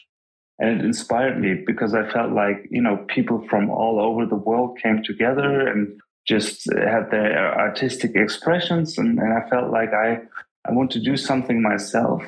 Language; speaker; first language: English; non-native, fluent; German